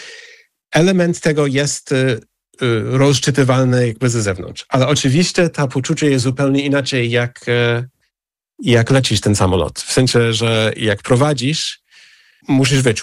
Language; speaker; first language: Polish; non-native, fluent; English